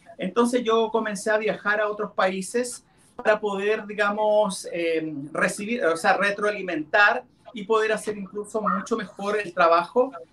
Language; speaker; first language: Spanish; non-native, local second language; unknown